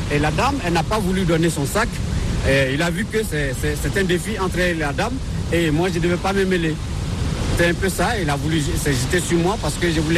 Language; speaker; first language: French; non-native, fluent; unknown